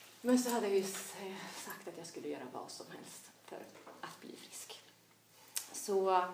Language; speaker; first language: Swedish; native; Swedish